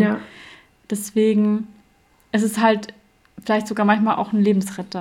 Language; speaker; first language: German; native; German